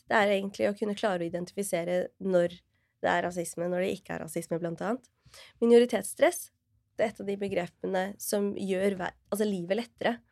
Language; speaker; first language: Norwegian; early bilingual, other home language; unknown